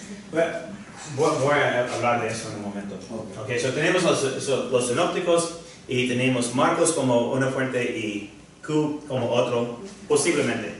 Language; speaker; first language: Spanish; non-native, fluent; English